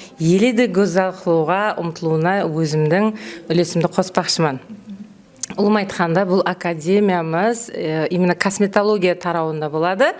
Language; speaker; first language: Uzbek; non-native, local second language; Kara-Kalpak